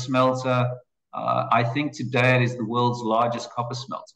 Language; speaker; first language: English; native; English